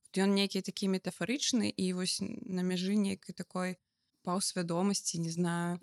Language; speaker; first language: Belarusian; non-native, local second language; Russian